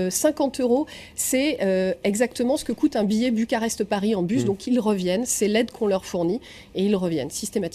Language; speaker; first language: French; native; French